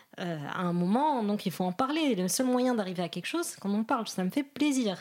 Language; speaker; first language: French; non-native, local second language; Arabic